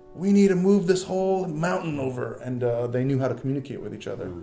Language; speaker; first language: English; native; English